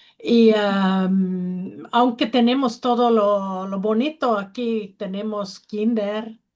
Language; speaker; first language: Spanish; non-native, learner; Finnish